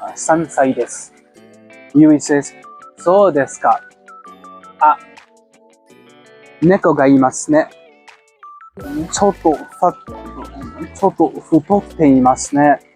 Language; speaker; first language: Japanese; non-native, learner; English